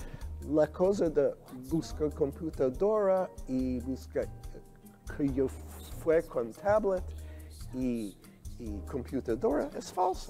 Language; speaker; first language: Spanish; non-native, learner; English